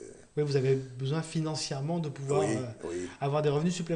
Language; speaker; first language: French; native; French